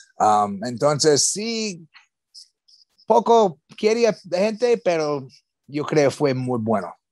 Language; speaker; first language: Spanish; non-native, learner; English